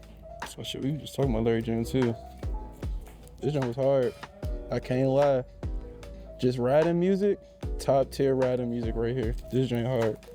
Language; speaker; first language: English; native; English